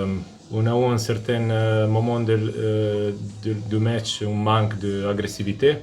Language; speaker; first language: French; non-native, fluent; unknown